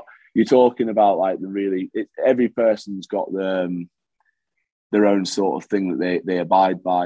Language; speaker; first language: English; native; English